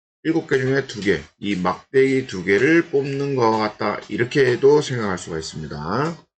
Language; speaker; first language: Korean; native; Korean